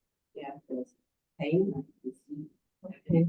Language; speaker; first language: English; non-native, learner; German